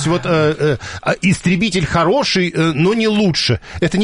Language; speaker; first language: Russian; native; Russian